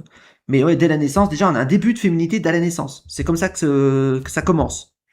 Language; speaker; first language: French; native; French